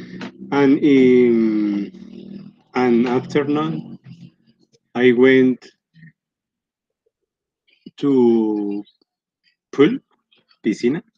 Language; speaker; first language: English; non-native, learner; Spanish